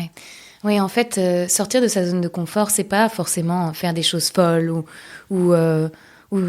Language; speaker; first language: French; native; French